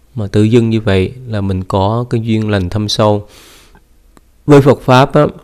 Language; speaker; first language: Vietnamese; native; Vietnamese